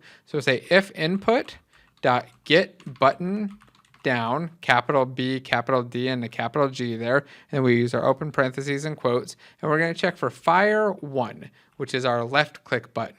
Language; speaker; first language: English; native; English